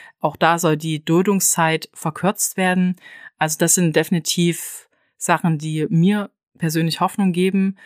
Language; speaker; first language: German; native; German